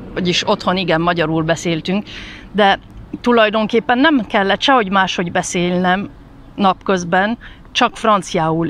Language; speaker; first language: Hungarian; early bilingual, heritage; Hungarian